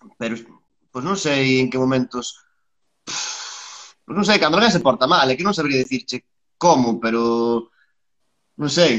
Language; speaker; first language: Galician; native; Galician